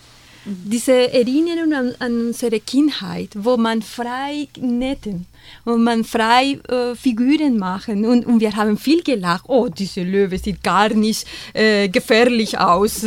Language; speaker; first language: German; non-native, fluent; Spanish